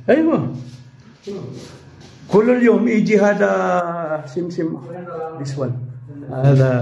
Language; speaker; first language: Arabic; non-native, learner; Filipino